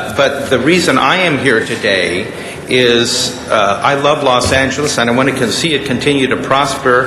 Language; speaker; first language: English; native; English